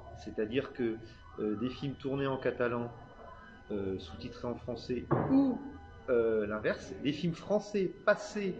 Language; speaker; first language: French; native; French